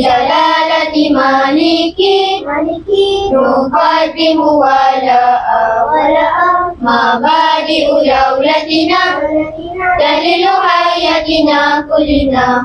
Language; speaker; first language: Arabic; non-native, learner; Malay